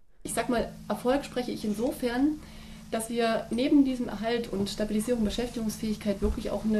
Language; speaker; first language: German; native; German